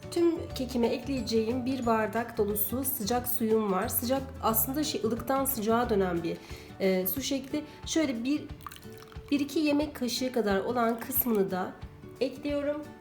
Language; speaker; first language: Turkish; native; Turkish